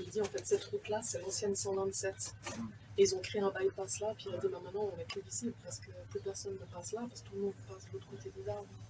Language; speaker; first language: French; native; French